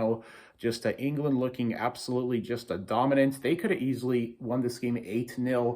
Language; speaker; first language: English; native; English